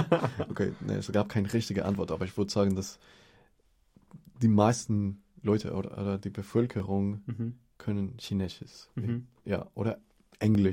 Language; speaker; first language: German; non-native, fluent; Spanish